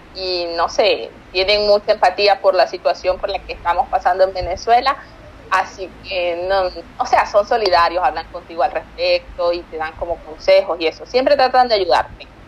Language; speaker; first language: Spanish; native; Spanish